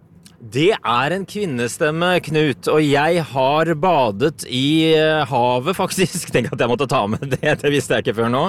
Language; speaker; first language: Norwegian; native; Norwegian